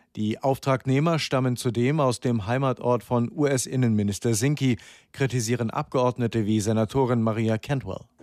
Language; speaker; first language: German; native; German